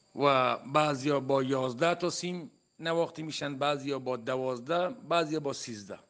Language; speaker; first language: Persian; non-native, local second language; Baluchi